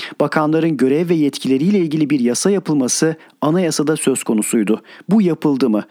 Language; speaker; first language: Turkish; native; Turkish